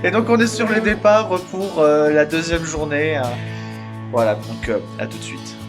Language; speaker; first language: French; native; French